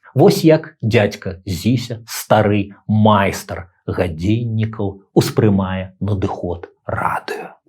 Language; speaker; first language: Belarusian; native; Belarusian